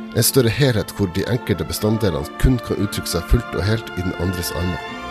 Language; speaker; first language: English; non-native, fluent; Japanese